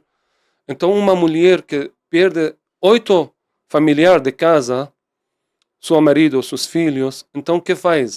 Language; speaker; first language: Portuguese; non-native, fluent; Persian